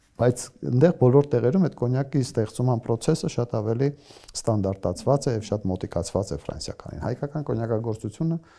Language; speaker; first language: Armenian; native; Armenian